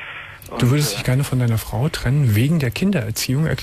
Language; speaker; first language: German; native; German